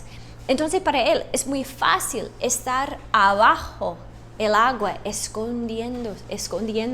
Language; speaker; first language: Spanish; non-native, fluent; English